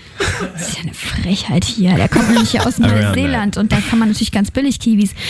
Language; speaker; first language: German; native; German